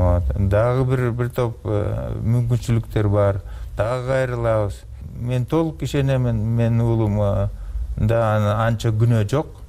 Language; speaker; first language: Kyrgyz; native; Kyrgyz